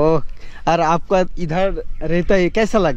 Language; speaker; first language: Hindi; non-native, learner; Bangla